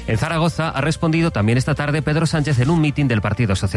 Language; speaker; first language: Spanish; native; Spanish